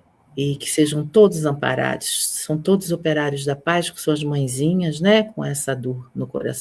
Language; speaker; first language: Portuguese; native; Portuguese